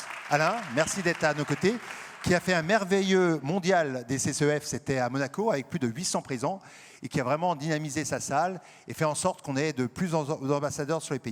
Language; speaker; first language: French; native; French